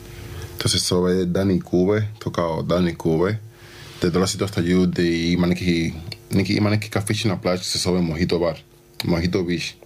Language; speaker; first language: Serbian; non-native, learner; Spanish